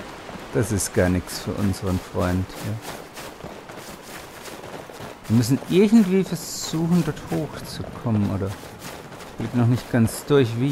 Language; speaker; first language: German; native; German